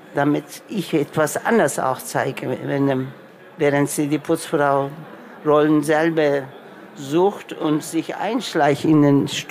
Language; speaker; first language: German; non-native, local second language; Turkish